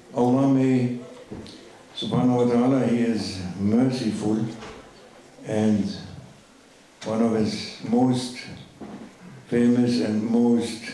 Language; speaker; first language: English; non-native, fluent; German